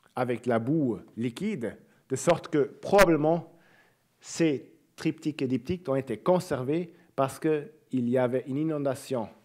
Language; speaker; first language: French; native; French